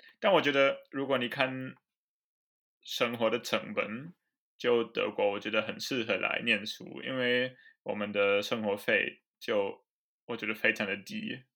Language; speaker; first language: Chinese; non-native, fluent; German